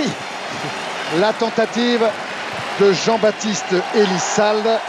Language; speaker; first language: French; native; French